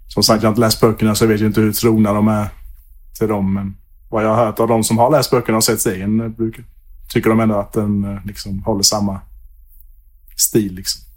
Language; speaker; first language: Swedish; native; Swedish